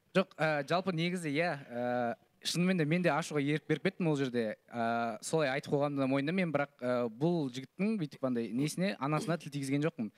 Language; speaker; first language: Kazakh; native; Kazakh